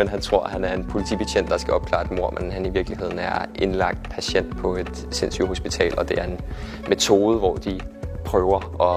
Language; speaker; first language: Danish; native; Danish